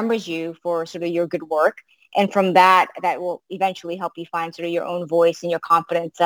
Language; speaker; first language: English; early bilingual, other home language; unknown